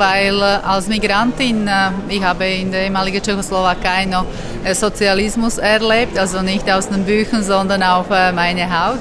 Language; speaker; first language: German; non-native, fluent; Slovak